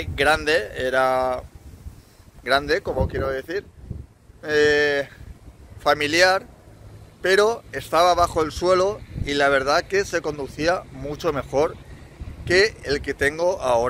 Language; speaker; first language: Spanish; native; Spanish